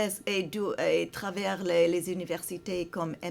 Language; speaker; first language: French; non-native, fluent; English